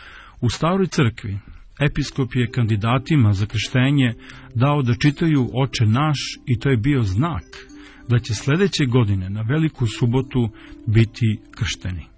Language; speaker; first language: Serbian; native; Serbian